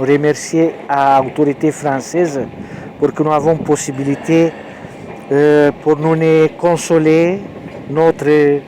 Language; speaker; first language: French; non-native, learner; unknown